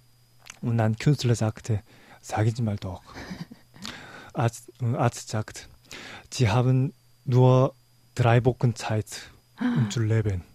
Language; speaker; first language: German; non-native, learner; Korean